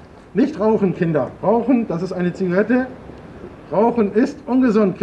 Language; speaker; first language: German; native; German